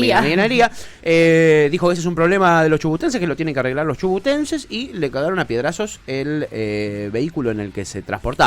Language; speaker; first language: Spanish; native; Spanish